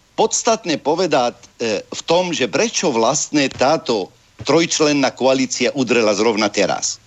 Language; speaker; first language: Slovak; non-native, fluent; Arabic